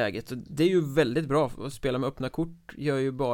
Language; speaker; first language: Swedish; native; Swedish